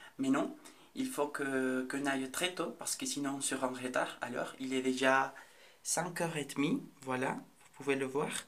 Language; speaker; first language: French; non-native, fluent; Spanish